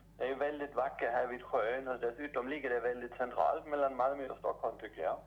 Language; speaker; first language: Swedish; non-native, fluent; German